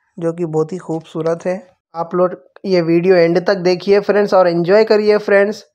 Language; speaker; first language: Hindi; non-native, local second language; Urdu